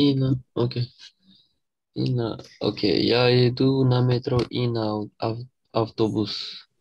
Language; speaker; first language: Russian; non-native, learner; French